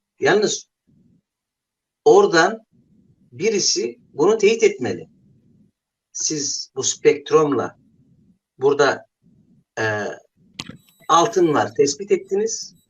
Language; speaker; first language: Turkish; native; Turkish